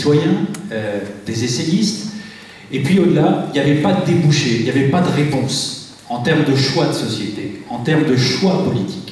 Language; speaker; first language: French; native; French